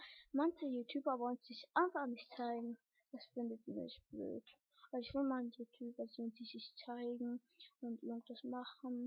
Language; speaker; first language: German; early bilingual, other home language; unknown